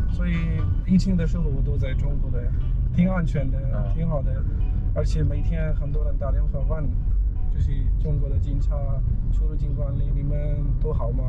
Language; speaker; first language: Chinese; non-native, fluent; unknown